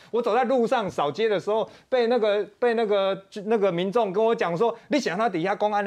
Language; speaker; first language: Chinese; native; Chinese